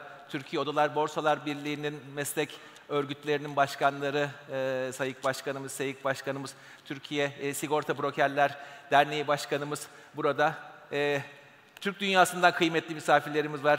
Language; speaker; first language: Turkish; native; Turkish